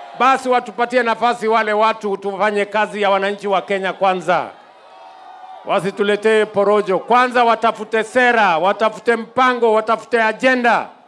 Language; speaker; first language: Swahili; non-native, local second language; Kalenjin